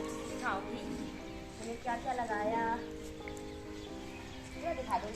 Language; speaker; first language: Hindi; non-native, local second language; Manipuri